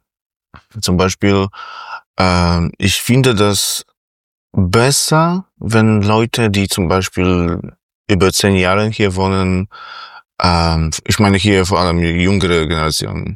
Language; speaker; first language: German; non-native, fluent; Polish